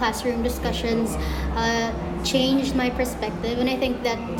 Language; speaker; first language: English; non-native, local second language; Filipino